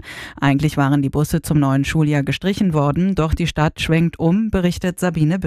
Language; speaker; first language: German; native; German